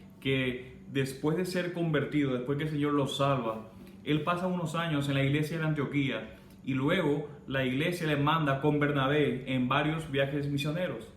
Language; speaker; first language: Spanish; native; Spanish